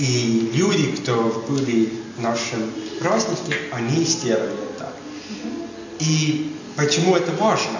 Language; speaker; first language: Russian; non-native, learner; Estonian